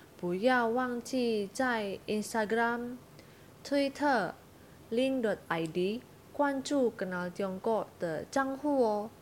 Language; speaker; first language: Chinese; non-native, fluent; Indonesian